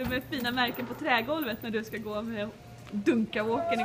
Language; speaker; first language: Swedish; native; Swedish